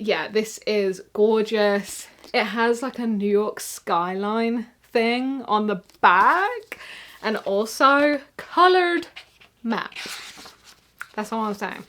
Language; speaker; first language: English; native; English